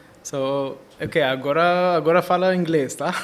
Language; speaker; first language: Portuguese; non-native, learner; Arabic